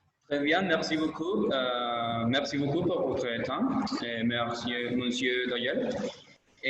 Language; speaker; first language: French; non-native, learner; Spanish